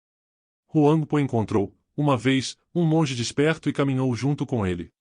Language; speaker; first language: Portuguese; native; Portuguese